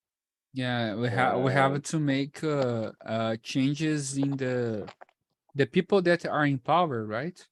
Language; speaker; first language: English; non-native, fluent; Portuguese